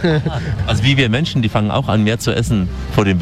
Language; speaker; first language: German; native; German